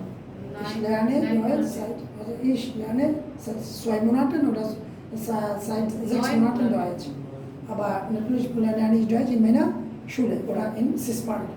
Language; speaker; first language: German; non-native, learner; Bangla